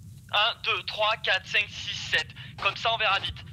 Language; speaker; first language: French; native; French